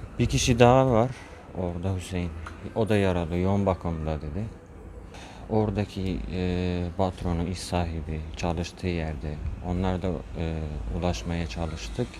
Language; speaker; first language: Turkish; non-native, fluent; Arabic